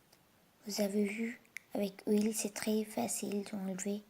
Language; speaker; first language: French; non-native, learner; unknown